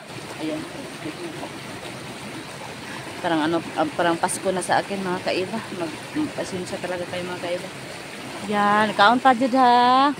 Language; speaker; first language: Filipino; non-native, local second language; Cebuano